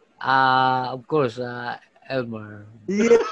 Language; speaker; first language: English; non-native, local second language; Filipino